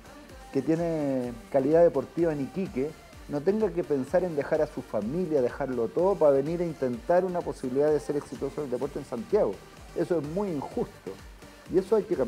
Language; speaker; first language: Spanish; native; Spanish